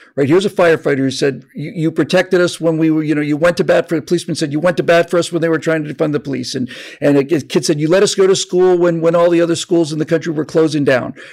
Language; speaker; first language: English; native; English